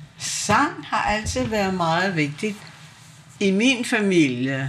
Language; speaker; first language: Danish; non-native, local second language; Kalaallisut